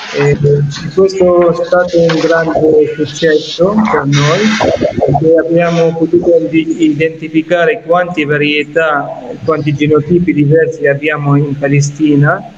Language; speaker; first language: Italian; non-native, fluent; Arabic